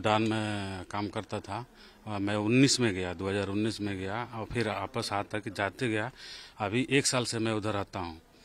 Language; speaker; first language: Hindi; non-native, local second language; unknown